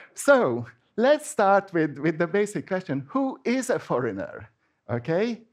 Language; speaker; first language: English; non-native, fluent; Hungarian